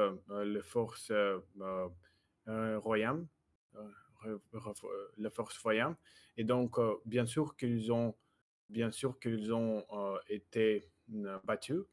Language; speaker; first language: French; non-native, learner; Russian